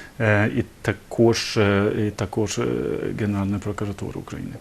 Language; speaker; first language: Ukrainian; non-native, learner; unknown